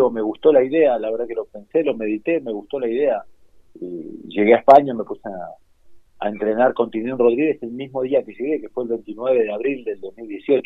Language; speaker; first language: Spanish; native; Spanish